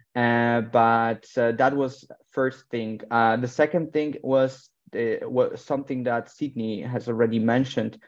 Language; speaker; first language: English; non-native, fluent; Polish